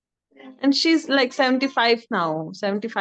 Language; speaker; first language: English; non-native, learner; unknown